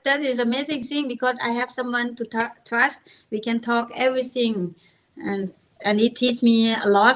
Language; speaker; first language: English; non-native, learner; Thai